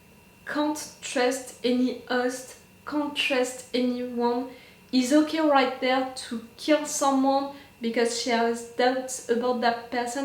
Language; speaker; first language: English; non-native, fluent; French